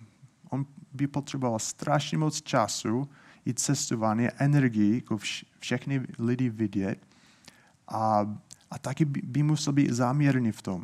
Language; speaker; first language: Czech; non-native, fluent; English